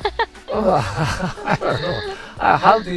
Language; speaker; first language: English; non-native, learner; Japanese